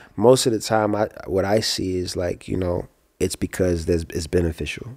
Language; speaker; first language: English; native; English